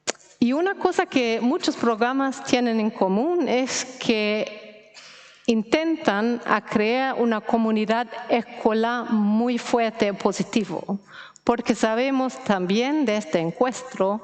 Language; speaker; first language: Spanish; non-native, fluent; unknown